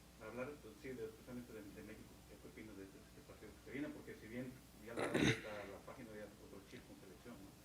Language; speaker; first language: Spanish; native; Spanish